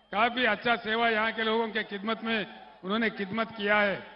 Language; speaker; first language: Hindi; non-native, local second language; Telugu